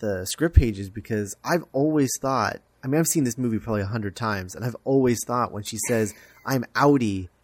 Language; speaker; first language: English; native; English